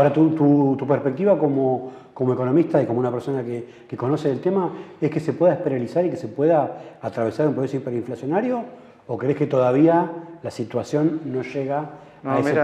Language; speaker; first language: Spanish; native; Spanish